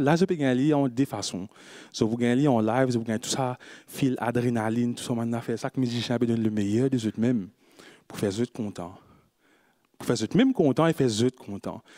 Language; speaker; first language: French; non-native, local second language; Morisyen